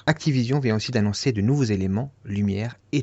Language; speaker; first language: French; native; French